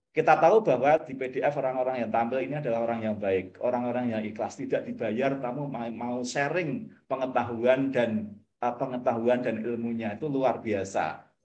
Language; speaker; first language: Indonesian; non-native, local second language; Javanese